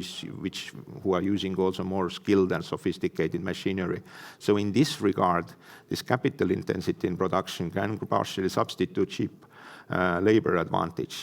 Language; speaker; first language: English; non-native, fluent; Estonian